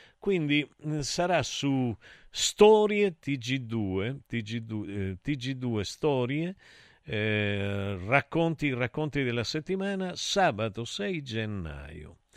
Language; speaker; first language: Italian; native; Italian